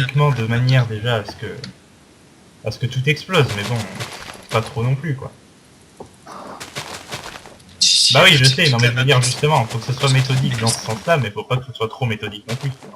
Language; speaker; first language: French; native; French